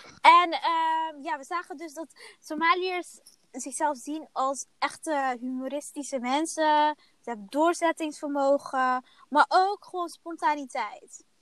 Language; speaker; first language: Dutch; early bilingual, other home language; Somali